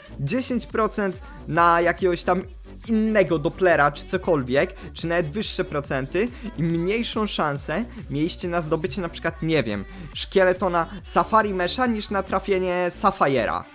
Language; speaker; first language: Polish; native; Polish